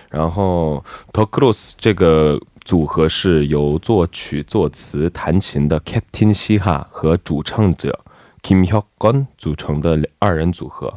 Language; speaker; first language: Chinese; non-native, fluent; Korean